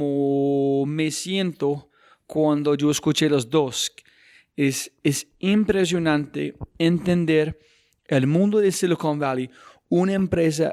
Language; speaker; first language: Spanish; non-native, fluent; English